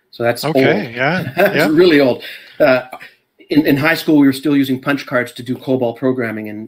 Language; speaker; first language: English; native; English